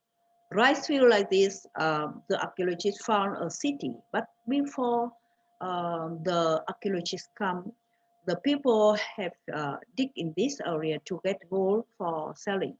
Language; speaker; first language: English; non-native, fluent; Vietnamese